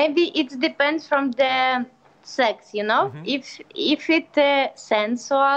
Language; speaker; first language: English; non-native, learner; Ukrainian